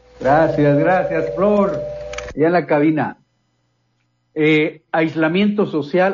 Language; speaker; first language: Spanish; native; Spanish